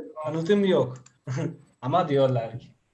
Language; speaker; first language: Turkish; non-native, fluent; Spanish